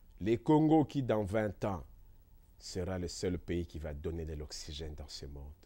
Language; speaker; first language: French; non-native, local second language; Kongo